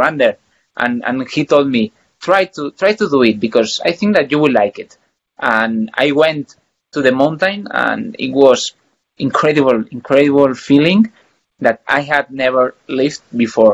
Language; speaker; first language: English; non-native, fluent; Spanish